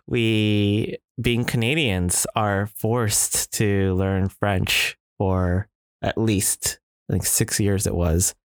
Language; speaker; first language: English; native; English